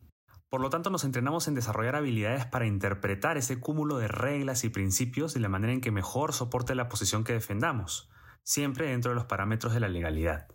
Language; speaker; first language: Spanish; native; Spanish